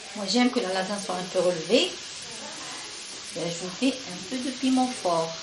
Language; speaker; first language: French; non-native, local second language; Arabic